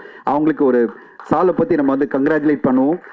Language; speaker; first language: Tamil; native; Tamil